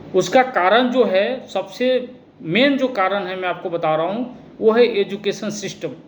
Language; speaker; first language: Hindi; native; Hindi